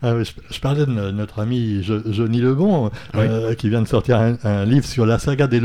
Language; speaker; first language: French; native; French